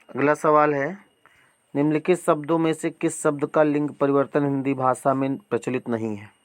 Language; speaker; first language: Hindi; native; Hindi